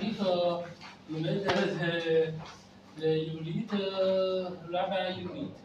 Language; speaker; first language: Hebrew; non-native, learner; English